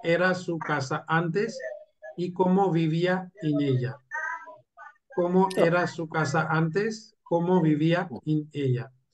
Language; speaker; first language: Spanish; non-native, fluent; Urdu